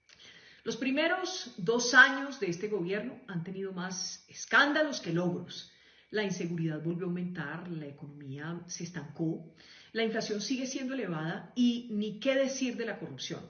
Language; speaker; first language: Spanish; native; Spanish